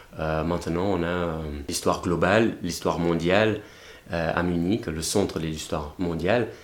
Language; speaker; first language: French; non-native, fluent; German